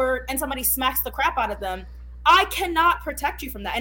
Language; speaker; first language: English; non-native, fluent; Haitian Creole